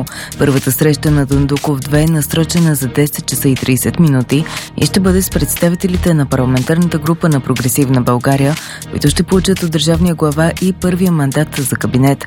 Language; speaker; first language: Bulgarian; native; Bulgarian